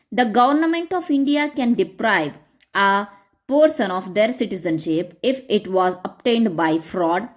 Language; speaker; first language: English; non-native, local second language; Kannada